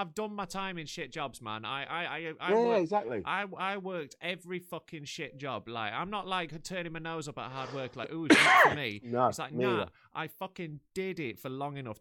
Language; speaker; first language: English; native; English